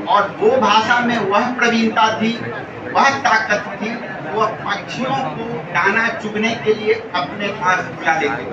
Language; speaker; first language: Hindi; native; Hindi